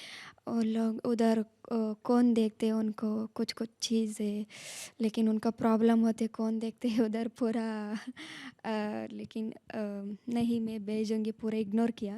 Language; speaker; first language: Hindi; non-native, local second language; Kannada